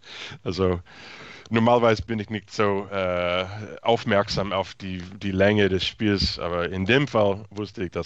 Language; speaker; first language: German; non-native, fluent; English